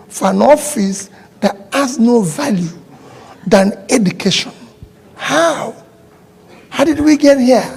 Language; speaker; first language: English; non-native, local second language; Igbo